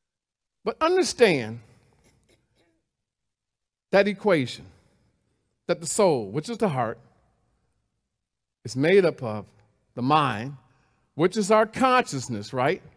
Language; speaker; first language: English; native; English